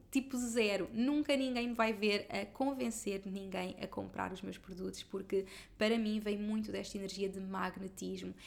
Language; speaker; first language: Portuguese; native; Portuguese